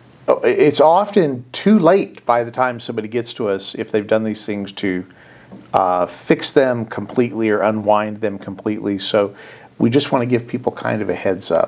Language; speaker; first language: English; native; English